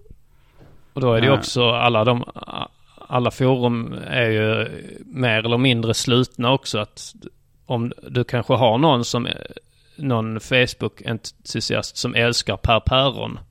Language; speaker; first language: Swedish; native; Swedish